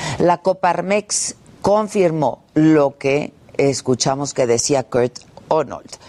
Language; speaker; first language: Spanish; native; Spanish